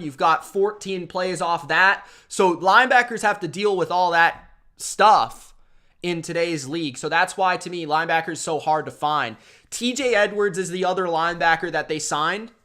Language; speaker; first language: English; native; English